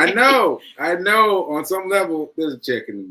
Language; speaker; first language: English; native; English